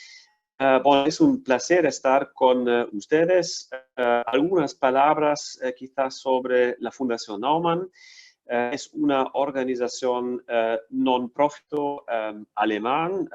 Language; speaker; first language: Spanish; non-native, fluent; German